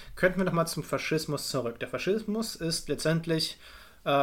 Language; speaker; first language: German; native; German